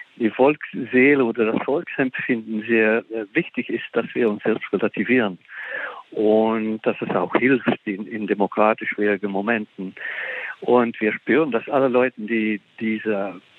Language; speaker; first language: German; non-native, fluent; Dutch